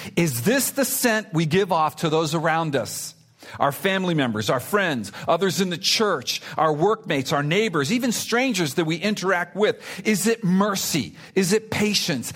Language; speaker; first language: English; early bilingual, other home language; Spanish